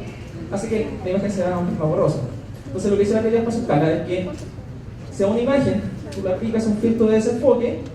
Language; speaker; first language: Spanish; native; Spanish